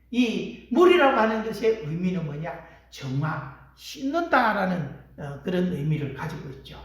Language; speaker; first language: Korean; native; Korean